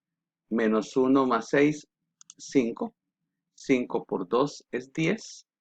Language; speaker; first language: Spanish; native; Spanish